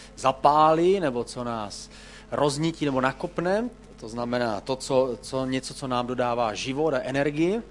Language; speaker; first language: Czech; native; Czech